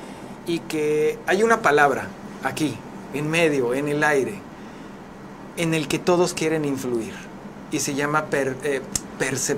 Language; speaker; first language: Spanish; native; Spanish